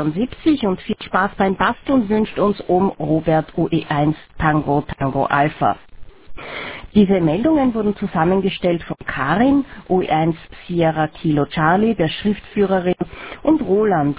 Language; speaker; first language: German; native; German